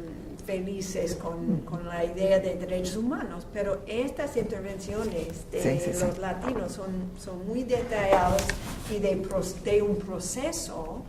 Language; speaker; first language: Spanish; non-native, fluent; English